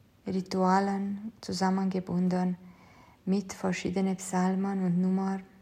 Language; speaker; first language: German; non-native, fluent; Romanian